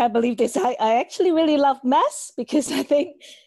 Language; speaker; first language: English; non-native, local second language; Cantonese